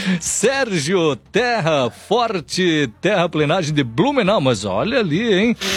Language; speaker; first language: Portuguese; native; Portuguese